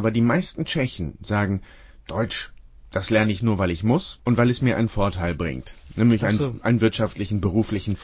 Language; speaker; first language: German; native; German